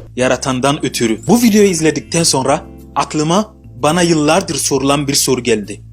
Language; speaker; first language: Turkish; non-native, fluent; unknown